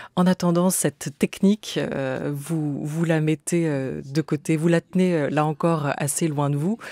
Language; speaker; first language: French; native; French